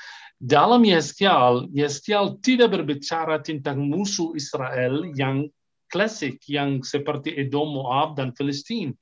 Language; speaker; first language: Indonesian; non-native, fluent; Arabic